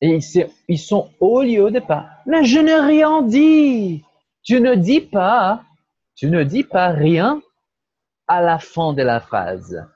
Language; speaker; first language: French; non-native, fluent; Portuguese